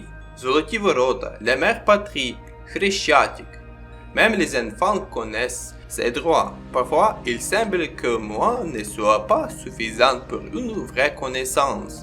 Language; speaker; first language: French; non-native, learner; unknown